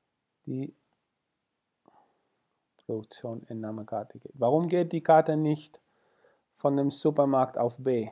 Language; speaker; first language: German; non-native, fluent; Spanish